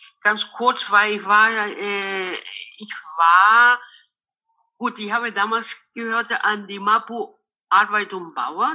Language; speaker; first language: German; non-native, local second language; Spanish